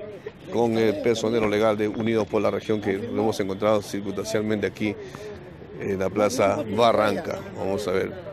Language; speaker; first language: Spanish; native; Spanish